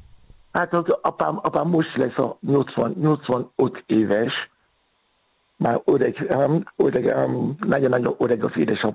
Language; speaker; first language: Hungarian; non-native, fluent; Yoruba